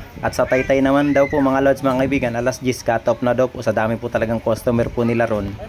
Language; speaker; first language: Filipino; native; Filipino